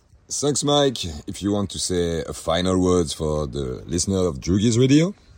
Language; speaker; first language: English; non-native, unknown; French